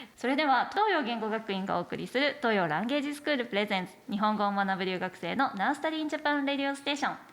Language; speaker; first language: Japanese; native; Japanese